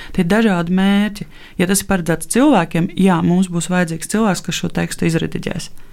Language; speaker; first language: Latvian; native; Latvian